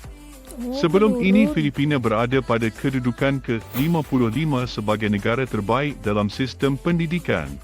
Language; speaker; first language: Malay; native; Malay